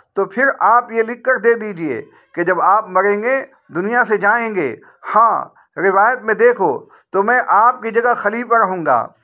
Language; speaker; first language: Hindi; native; Hindi